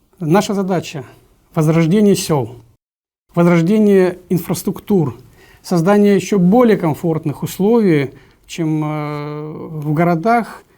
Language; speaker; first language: Russian; non-native, local second language; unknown